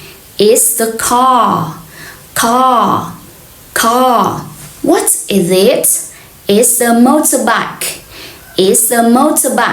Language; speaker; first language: English; non-native, fluent; Vietnamese